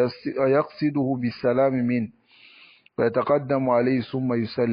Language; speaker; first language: Arabic; non-native, fluent; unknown